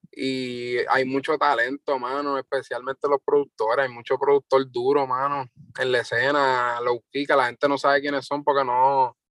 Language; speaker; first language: Spanish; native; Spanish